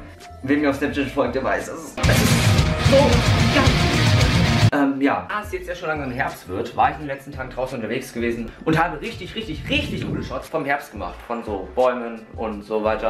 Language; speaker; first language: German; native; German